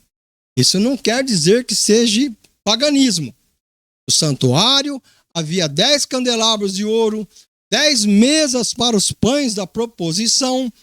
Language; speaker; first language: Portuguese; native; Portuguese